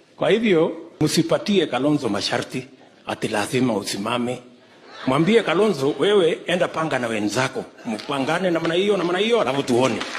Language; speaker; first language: Swahili; non-native, local second language; Kalenjin